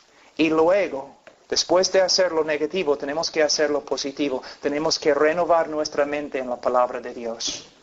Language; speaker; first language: Spanish; non-native, fluent; English